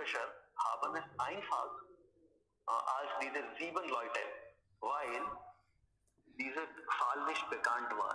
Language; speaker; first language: German; non-native, learner; Hindi